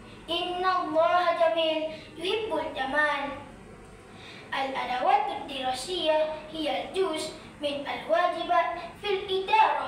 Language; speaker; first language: Arabic; non-native, learner; Malay